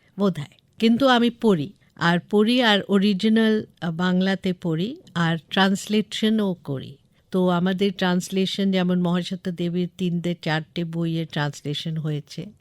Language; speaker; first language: Bangla; non-native, local second language; English